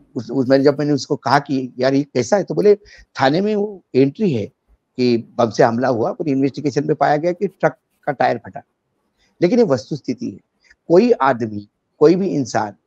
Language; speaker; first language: Hindi; non-native, local second language; Marathi